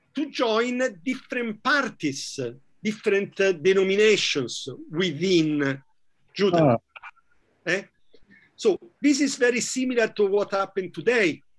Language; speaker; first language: English; non-native, fluent; Italian